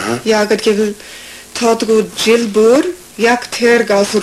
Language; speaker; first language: Mongolian; non-native, fluent; English